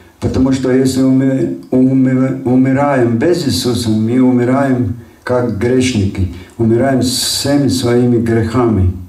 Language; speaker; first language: Russian; non-native, local second language; Latvian